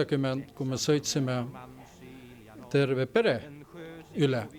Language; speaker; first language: Estonian; early bilingual, heritage; Estonian